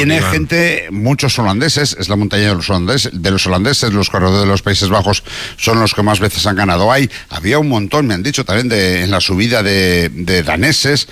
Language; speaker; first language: Spanish; native; Spanish